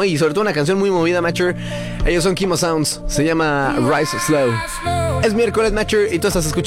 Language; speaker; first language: Spanish; native; Spanish